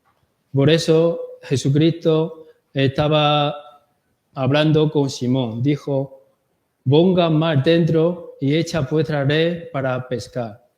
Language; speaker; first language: Spanish; non-native, learner; Korean